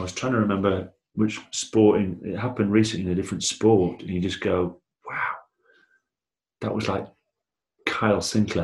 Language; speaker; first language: English; native; English